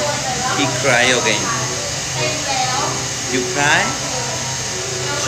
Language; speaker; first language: English; non-native, learner; Thai